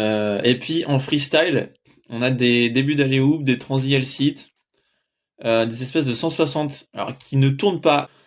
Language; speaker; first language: French; native; French